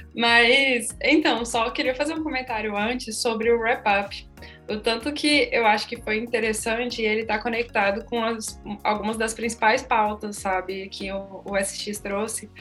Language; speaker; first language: Portuguese; native; Portuguese